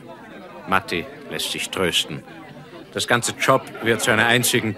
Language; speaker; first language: German; native; German